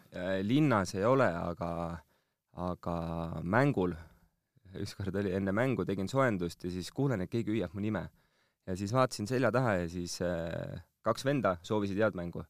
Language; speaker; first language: Estonian; native; Estonian